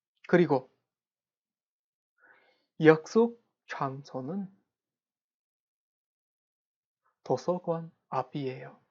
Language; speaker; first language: Korean; non-native, fluent; Kazakh